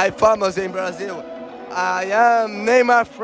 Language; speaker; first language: English; non-native, learner; Portuguese